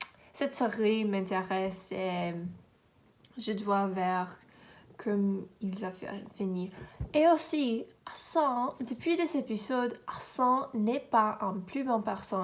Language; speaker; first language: French; non-native, learner; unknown